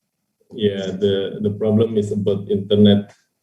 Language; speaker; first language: English; non-native, fluent; Indonesian